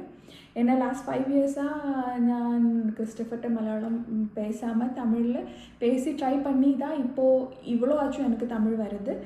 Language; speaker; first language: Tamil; non-native, learner; Malayalam